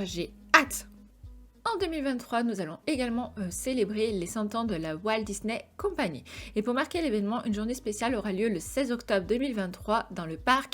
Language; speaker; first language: French; native; French